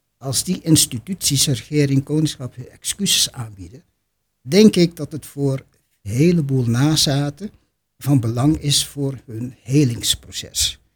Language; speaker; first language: Dutch; native; Dutch